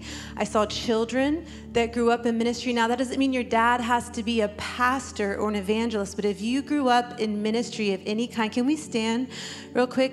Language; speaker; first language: English; native; English